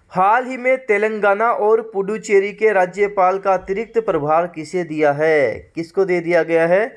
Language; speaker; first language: Hindi; native; Hindi